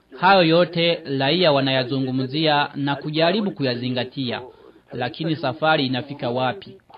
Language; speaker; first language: Swahili; non-native, local second language; Rundi